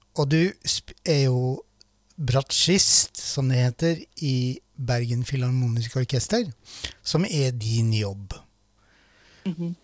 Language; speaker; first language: Norwegian; native; Norwegian